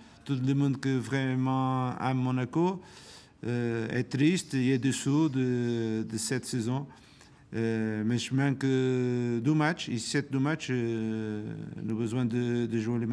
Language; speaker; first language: French; non-native, learner; Portuguese